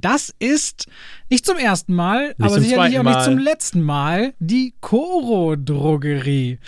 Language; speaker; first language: German; native; German